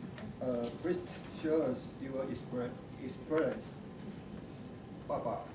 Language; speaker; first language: English; non-native, learner; Chinese